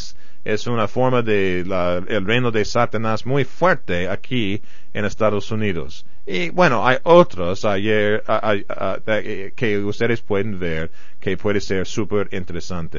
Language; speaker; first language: Spanish; non-native, fluent; English